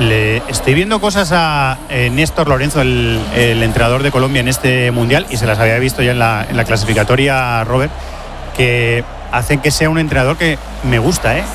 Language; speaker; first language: Spanish; native; Spanish